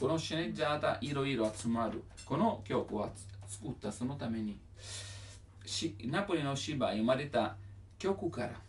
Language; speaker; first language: Japanese; non-native, learner; Italian